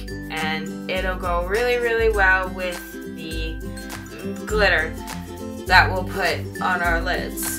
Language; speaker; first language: English; native; English